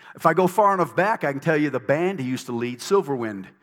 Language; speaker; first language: English; native; English